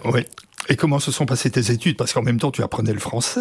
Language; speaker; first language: French; native; French